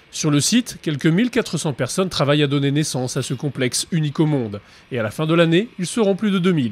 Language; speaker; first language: French; native; French